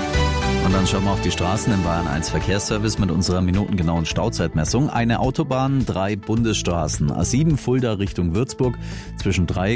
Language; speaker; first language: German; native; German